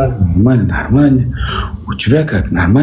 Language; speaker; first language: Russian; non-native, learner; Uzbek